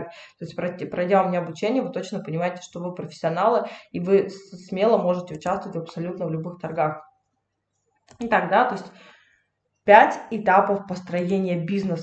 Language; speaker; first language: Russian; native; Russian